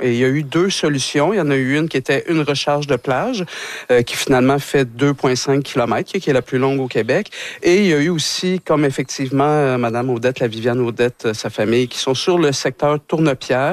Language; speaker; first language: French; native; French